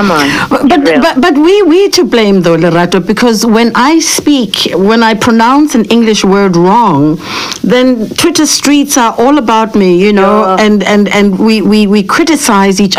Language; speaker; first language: English; non-native, local second language; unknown